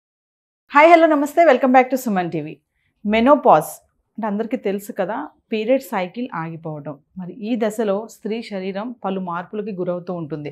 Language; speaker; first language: Telugu; native; Telugu